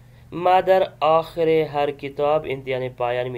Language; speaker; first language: Persian; non-native, fluent; Urdu